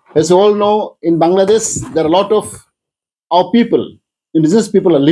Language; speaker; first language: English; non-native, local second language; Bangla